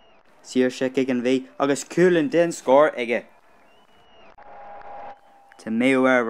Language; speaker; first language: Irish; non-native, local second language; English